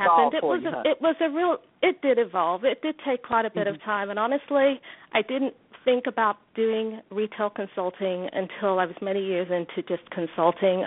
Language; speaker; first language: English; native; English